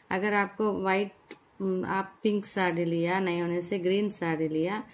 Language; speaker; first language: Hindi; non-native, local second language; Telugu